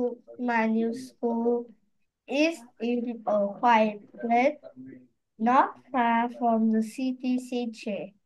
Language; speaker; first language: English; non-native, learner; Vietnamese